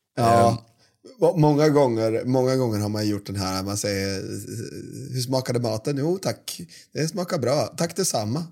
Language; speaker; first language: Swedish; native; Swedish